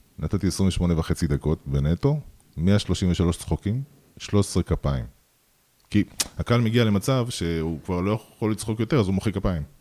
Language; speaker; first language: Hebrew; early bilingual, other home language; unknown